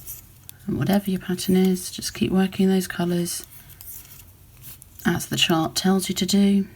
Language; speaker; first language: English; native; English